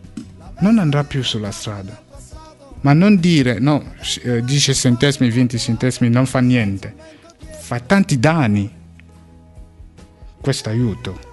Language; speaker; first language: Italian; non-native, fluent; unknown